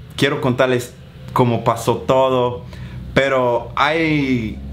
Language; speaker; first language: Spanish; non-native, fluent; English